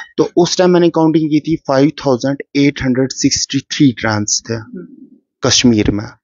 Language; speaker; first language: Hindi; non-native, local second language; Kashmiri